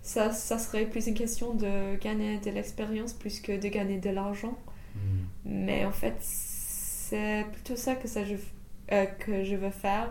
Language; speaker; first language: French; non-native, fluent; English